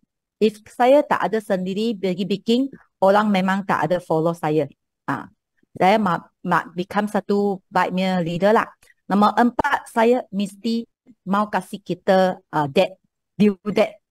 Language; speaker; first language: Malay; non-native, local second language; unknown